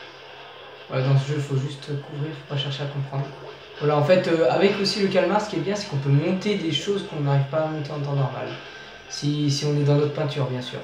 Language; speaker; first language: French; native; French